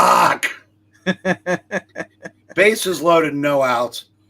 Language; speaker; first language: English; native; English